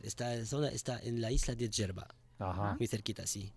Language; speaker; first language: Spanish; non-native, fluent; Arabic